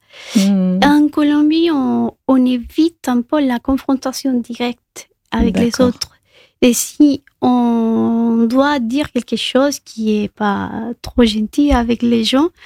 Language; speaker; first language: French; non-native, fluent; Spanish